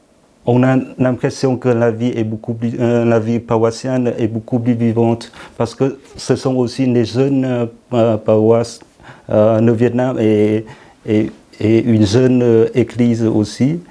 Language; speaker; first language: French; non-native, fluent; Vietnamese